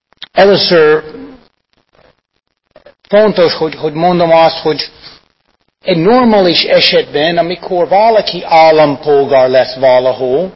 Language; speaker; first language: Hungarian; non-native, fluent; English